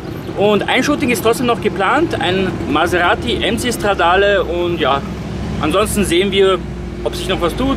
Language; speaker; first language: German; native; German